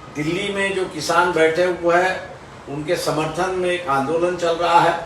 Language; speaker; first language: Hindi; non-native, local second language; Marathi